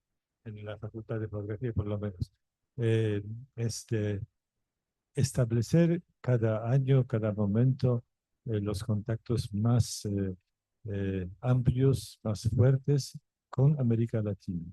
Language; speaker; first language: Spanish; non-native, fluent; Polish